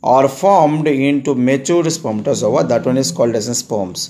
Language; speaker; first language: English; non-native, local second language; Tamil